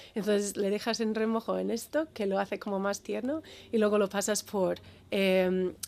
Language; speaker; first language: Spanish; non-native, fluent; English